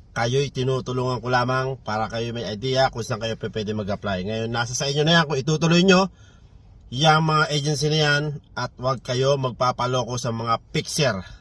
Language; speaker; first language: Filipino; native; Filipino